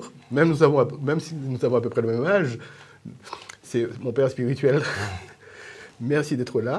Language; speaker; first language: French; native; French